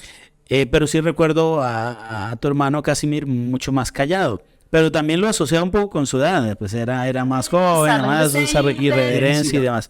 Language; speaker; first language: Spanish; native; Spanish